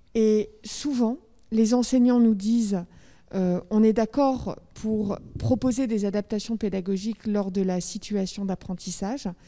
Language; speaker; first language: French; native; French